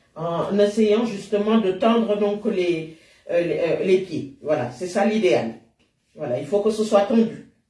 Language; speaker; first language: French; native; French